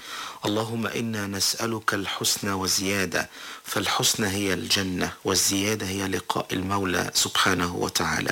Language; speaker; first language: Arabic; native; Arabic